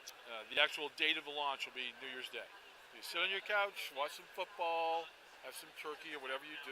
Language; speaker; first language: English; native; English